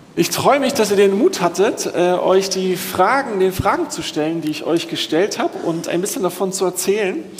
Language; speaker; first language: German; native; German